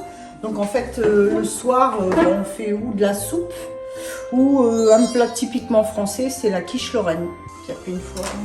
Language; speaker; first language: French; native; French